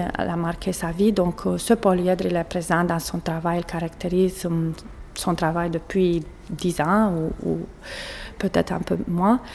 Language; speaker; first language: French; non-native, fluent; Portuguese